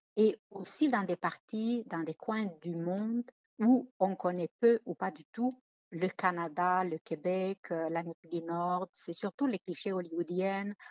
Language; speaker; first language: French; non-native, fluent; Romanian